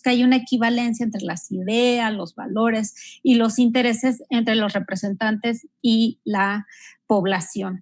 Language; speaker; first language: Spanish; native; Spanish